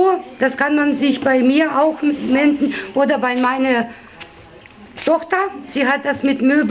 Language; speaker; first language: German; non-native, fluent; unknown